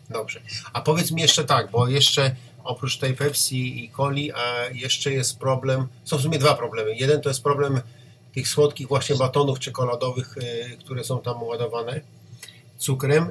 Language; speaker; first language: Polish; native; Polish